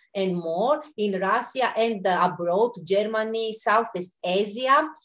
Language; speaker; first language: English; non-native, fluent; Greek